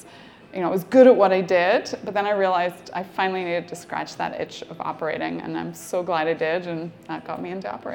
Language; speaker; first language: English; native; English